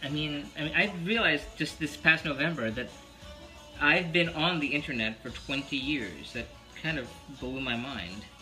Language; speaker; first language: English; early bilingual, other home language; Spanish